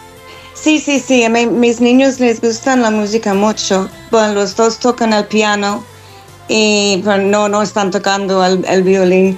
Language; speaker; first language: Spanish; non-native, learner; English